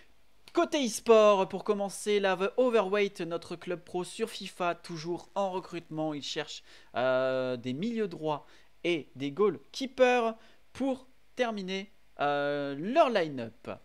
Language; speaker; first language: French; native; French